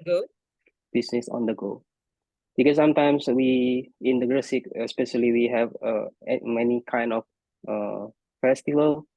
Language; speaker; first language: English; non-native, fluent; Indonesian